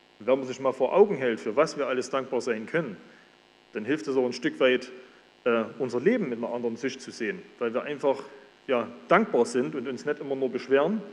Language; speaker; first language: German; native; German